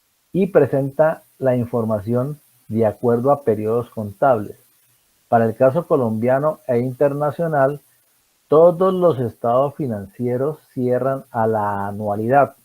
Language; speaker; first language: Spanish; native; Spanish